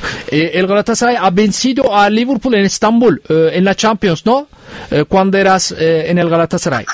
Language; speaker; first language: Spanish; non-native, fluent; Turkish